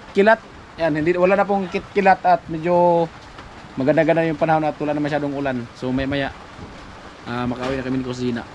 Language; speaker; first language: Filipino; non-native, local second language; Masbatenyo